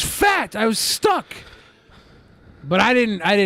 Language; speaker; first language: English; native; English